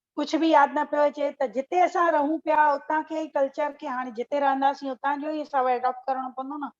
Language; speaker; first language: Sindhi; early bilingual, heritage; Sindhi